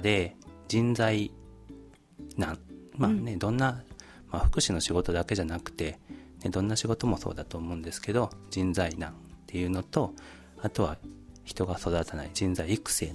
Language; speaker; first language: Japanese; native; Japanese